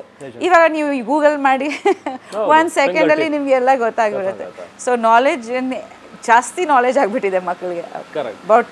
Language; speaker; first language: Kannada; non-native, local second language; Bangla